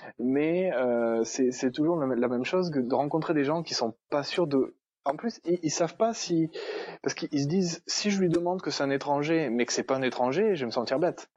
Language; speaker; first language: French; native; French